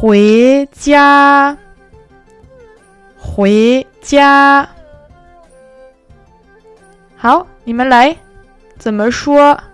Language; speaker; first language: Chinese; non-native, fluent; French